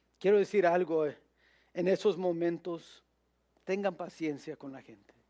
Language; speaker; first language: Spanish; early bilingual, heritage; Spanish